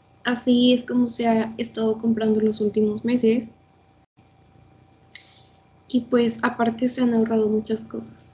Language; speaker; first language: Spanish; native; Spanish